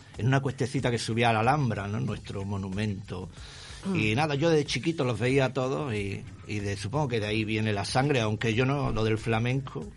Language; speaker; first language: Spanish; native; Spanish